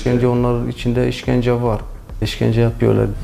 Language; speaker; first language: Turkish; non-native, learner; Kurdish